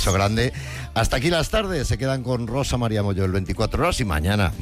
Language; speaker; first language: Spanish; native; Spanish